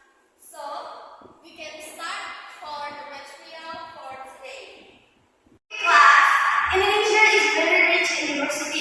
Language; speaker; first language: English; non-native, local second language; Indonesian